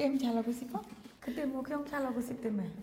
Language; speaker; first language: Korean; non-native, learner; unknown